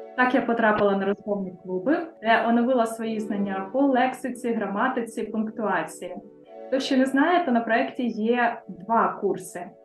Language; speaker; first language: Ukrainian; non-native, local second language; Russian